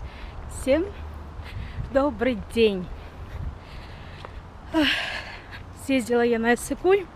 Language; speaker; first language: Russian; native; Russian